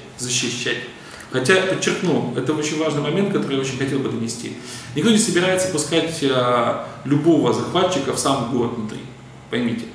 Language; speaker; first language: Russian; native; Russian